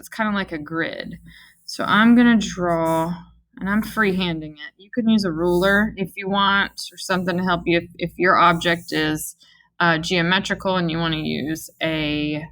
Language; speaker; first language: English; native; English